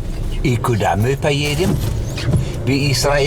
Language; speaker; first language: Russian; non-native, learner; German